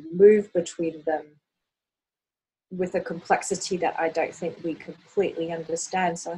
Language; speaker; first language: English; non-native, local second language; Cantonese